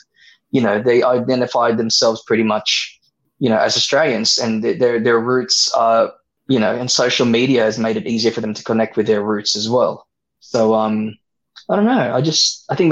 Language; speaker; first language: English; native; English